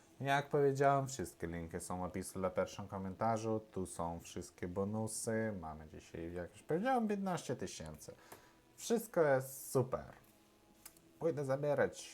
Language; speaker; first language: Polish; non-native, learner; Russian